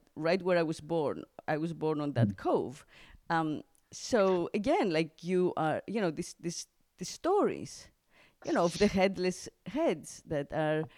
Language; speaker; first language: English; non-native, fluent; Greek